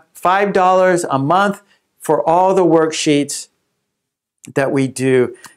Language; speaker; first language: English; native; English